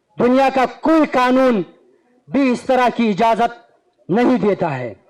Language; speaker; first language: Urdu; non-native, local second language; Pashto